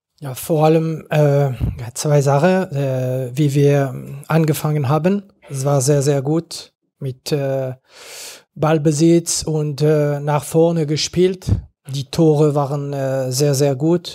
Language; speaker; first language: German; non-native, fluent; French